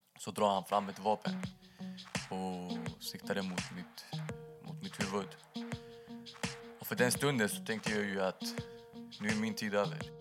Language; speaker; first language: Swedish; native; Swedish